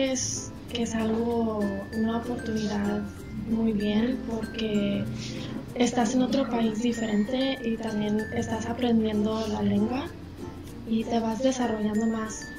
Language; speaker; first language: Spanish; non-native, fluent; English